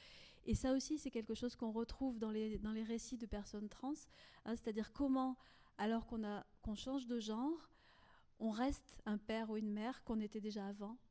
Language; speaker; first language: French; native; French